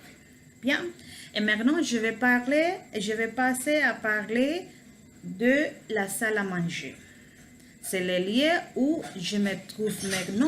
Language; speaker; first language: French; non-native, learner; Spanish